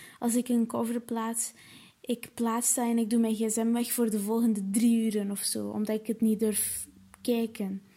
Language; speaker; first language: Dutch; early bilingual, other home language; Portuguese